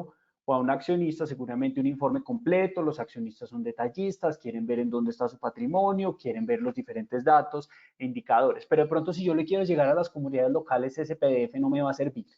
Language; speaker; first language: Spanish; native; Spanish